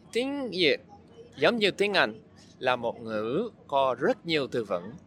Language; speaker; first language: Vietnamese; non-native, learner; English